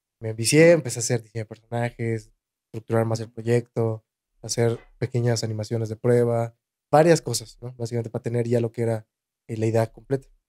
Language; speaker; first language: Spanish; native; Spanish